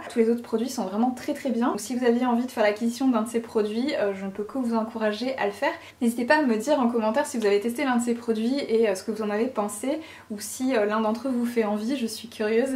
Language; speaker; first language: French; native; French